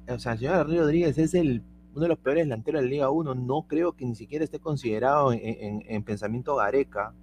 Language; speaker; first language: Spanish; native; Spanish